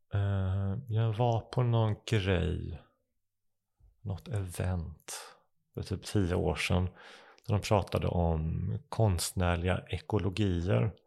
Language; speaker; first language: Swedish; native; Swedish